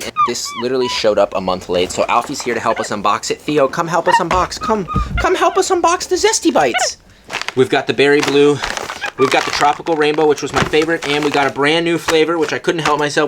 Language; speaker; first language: English; native; English